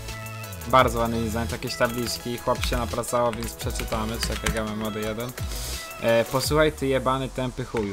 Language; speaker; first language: Polish; native; Polish